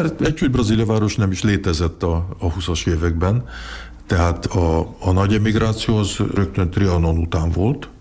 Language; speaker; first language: Hungarian; early bilingual, heritage; Hungarian